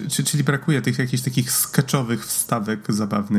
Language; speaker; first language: Polish; native; Polish